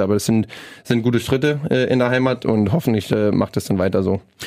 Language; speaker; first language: German; non-native, fluent; English